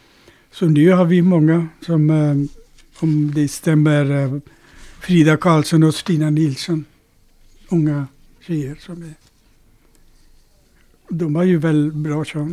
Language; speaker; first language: Swedish; non-native, fluent; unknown